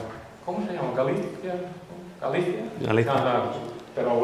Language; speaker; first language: Spanish; non-native, fluent; Western Frisian